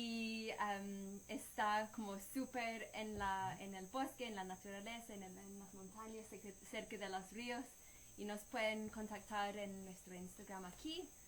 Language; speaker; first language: Spanish; non-native, fluent; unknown